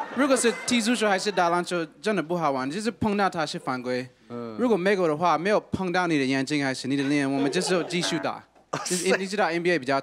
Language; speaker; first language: Chinese; non-native, learner; English